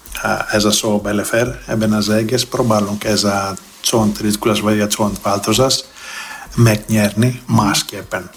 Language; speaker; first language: Hungarian; non-native, learner; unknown